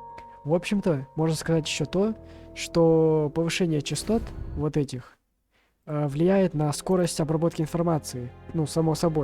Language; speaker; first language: Russian; native; Russian